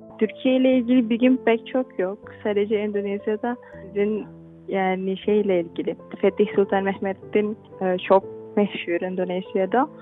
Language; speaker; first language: Turkish; non-native, fluent; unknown